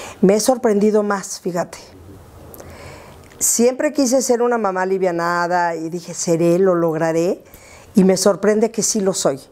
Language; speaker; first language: Spanish; native; Spanish